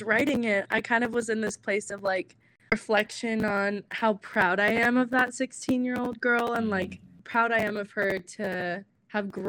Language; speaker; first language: English; native; English